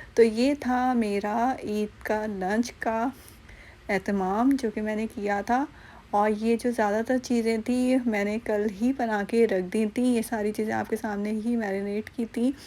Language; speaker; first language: Urdu; non-native, local second language; Punjabi